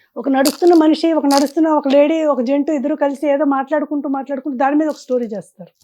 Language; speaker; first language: Telugu; native; Telugu